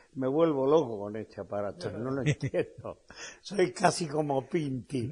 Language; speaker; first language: Spanish; native; Spanish